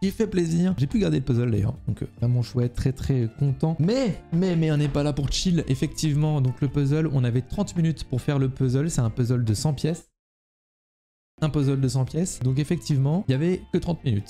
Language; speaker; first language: French; native; French